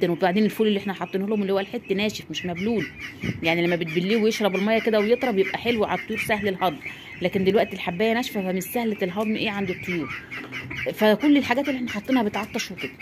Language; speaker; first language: Arabic; native; Arabic